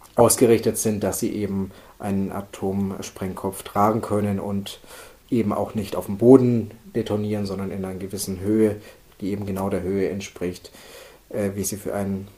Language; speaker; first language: German; native; German